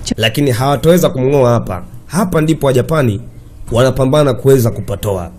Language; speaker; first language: Swahili; native; Swahili